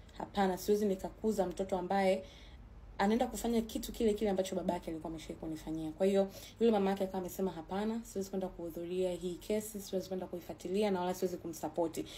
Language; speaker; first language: Swahili; native; Swahili